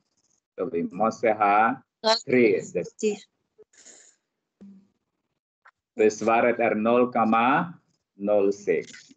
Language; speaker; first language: Swedish; non-native, fluent; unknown